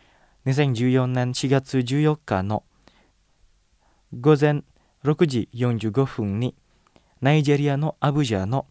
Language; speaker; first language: Japanese; non-native, fluent; Indonesian